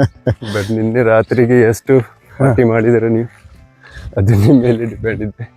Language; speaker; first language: Kannada; non-native, local second language; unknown